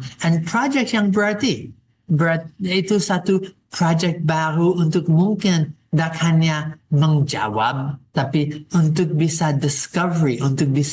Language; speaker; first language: Indonesian; non-native, fluent; English